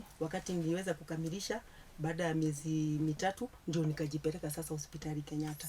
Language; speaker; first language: Swahili; non-native, local second language; Kikuyu